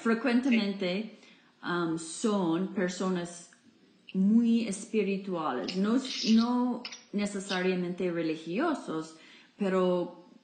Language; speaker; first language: Spanish; non-native, fluent; English